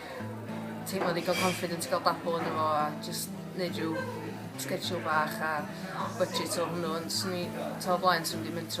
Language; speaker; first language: Welsh; native; Welsh